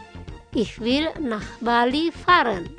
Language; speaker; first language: German; non-native, fluent; Indonesian